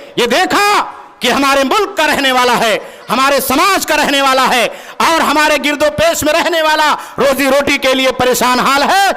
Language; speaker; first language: Urdu; native; Urdu